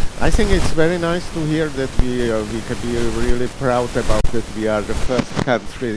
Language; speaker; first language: English; non-native, fluent; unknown